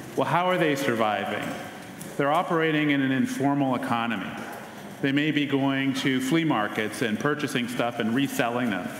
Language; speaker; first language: English; native; English